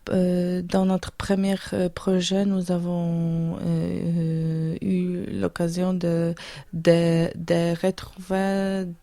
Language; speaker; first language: French; non-native, learner; Polish